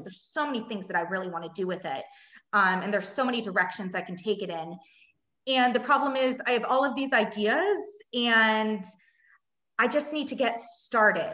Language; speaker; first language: English; native; English